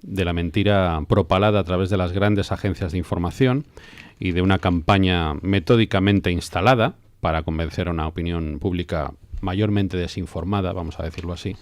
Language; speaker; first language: Spanish; native; Spanish